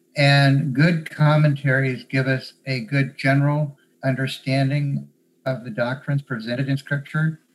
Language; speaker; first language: English; native; English